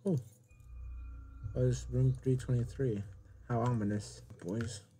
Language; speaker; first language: English; native; English